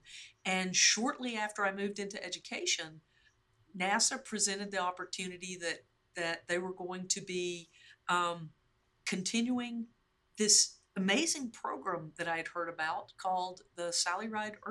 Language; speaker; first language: English; native; English